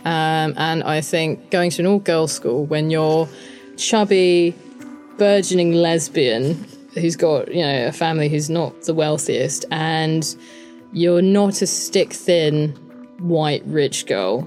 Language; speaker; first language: English; native; English